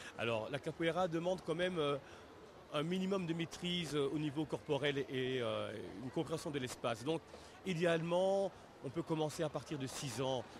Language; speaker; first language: French; native; French